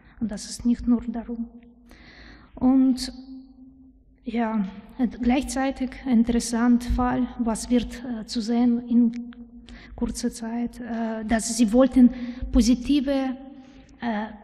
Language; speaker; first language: German; non-native, learner; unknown